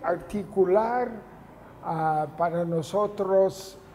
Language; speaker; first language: Spanish; non-native, fluent; English